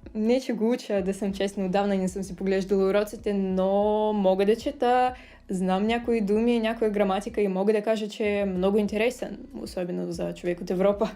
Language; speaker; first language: Bulgarian; early bilingual, other home language; Russian